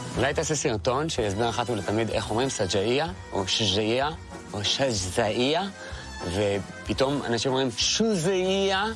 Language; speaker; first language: Hebrew; native; Hebrew